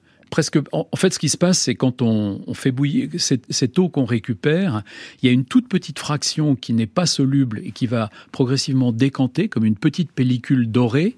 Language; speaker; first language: French; native; French